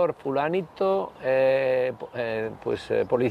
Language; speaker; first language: Spanish; native; Spanish